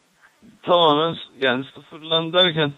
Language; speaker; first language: Turkish; native; Turkish